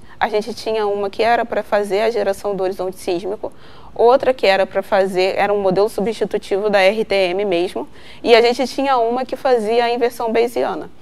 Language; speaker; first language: Portuguese; native; Portuguese